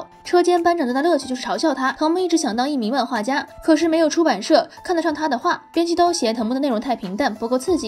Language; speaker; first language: Chinese; native; Chinese